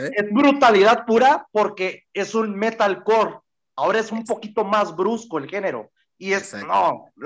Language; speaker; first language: Spanish; native; Spanish